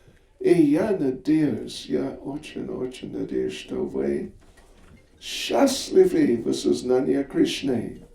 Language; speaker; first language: Russian; non-native, learner; English